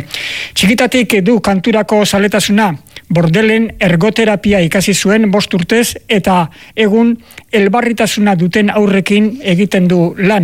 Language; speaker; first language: Basque; native; Basque